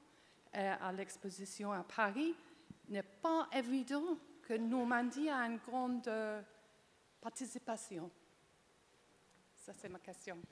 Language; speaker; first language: French; non-native, learner; English